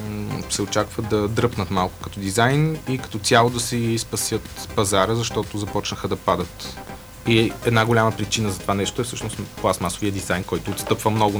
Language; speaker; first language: Bulgarian; native; Bulgarian